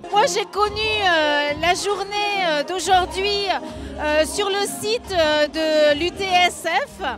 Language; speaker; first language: French; native; French